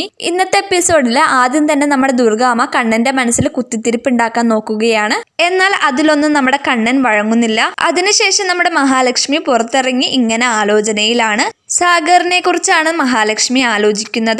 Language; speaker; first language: Malayalam; native; Malayalam